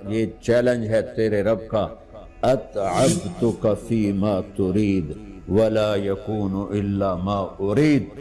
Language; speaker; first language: Urdu; non-native, local second language; Punjabi